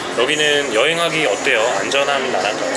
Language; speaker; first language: Korean; native; Korean